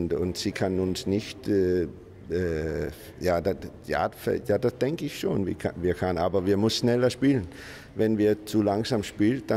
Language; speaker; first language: German; non-native, learner; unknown